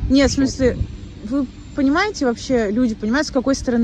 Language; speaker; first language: Russian; native; Russian